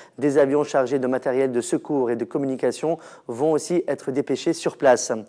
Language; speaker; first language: French; non-native, local second language; Arabic